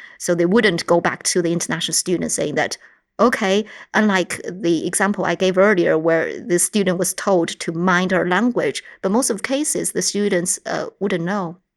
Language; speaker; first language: English; non-native, fluent; Chinese